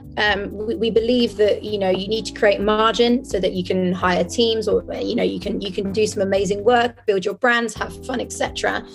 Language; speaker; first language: English; early bilingual, other home language; French